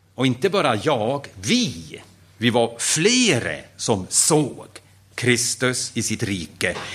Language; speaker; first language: Swedish; non-native, fluent; German